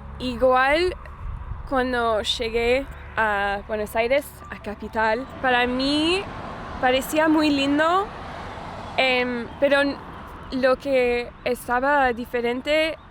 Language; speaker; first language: Spanish; non-native, learner; English